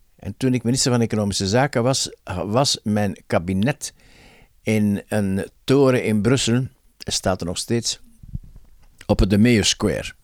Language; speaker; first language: Dutch; native; Dutch